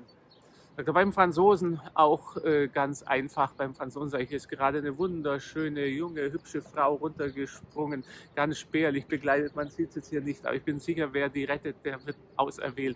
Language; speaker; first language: German; native; German